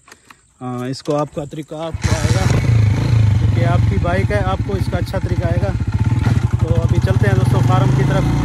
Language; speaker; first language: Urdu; non-native, local second language; Saraiki